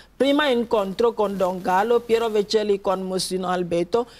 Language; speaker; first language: Italian; non-native, learner; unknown